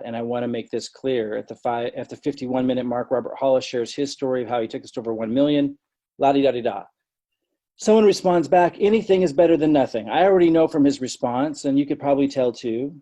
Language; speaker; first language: English; native; English